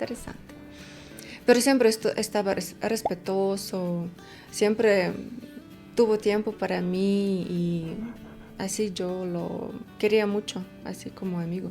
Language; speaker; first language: Spanish; non-native, fluent; Russian